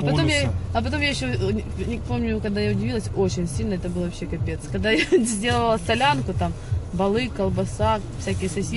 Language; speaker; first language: Russian; native; Russian